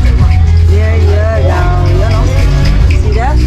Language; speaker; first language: English; non-native, local second language; Filipino